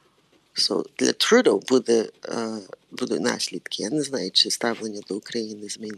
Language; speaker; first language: Ukrainian; early bilingual, heritage; Ukrainian